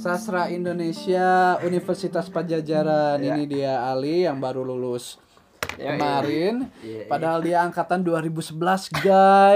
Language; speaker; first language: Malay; non-native, local second language; Sundanese